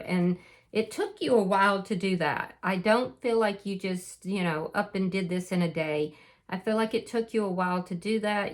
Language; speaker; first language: English; native; English